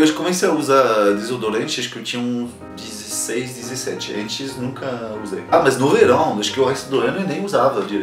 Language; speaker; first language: Portuguese; non-native, fluent; French